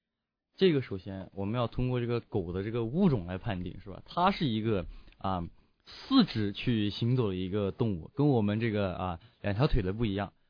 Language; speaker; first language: Chinese; native; Chinese